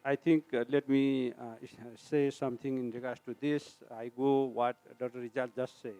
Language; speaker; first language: English; non-native, local second language; Nepali